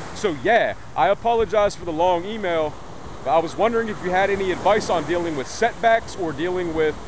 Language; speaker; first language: English; native; English